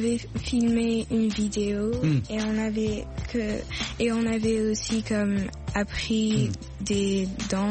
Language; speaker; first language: French; early bilingual, heritage; French